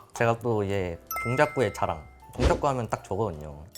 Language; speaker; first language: Korean; native; Korean